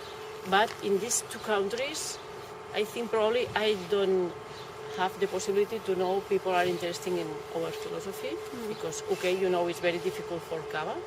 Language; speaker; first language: English; non-native, learner; Catalan